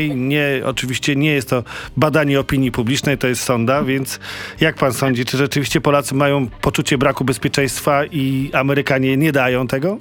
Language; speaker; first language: Polish; native; Polish